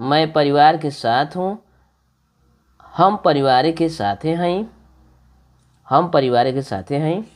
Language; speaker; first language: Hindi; non-native, local second language; Bhojpuri